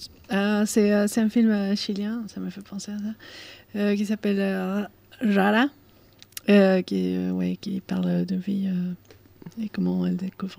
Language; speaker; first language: French; non-native, fluent; Spanish